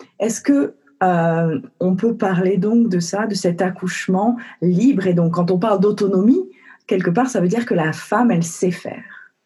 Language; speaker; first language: French; native; French